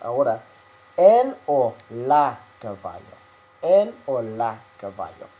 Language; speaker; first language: Spanish; non-native, fluent; English